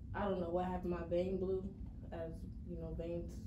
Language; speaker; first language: English; native; English